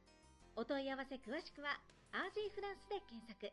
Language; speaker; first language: Japanese; native; Japanese